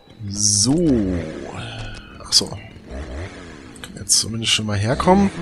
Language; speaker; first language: German; native; German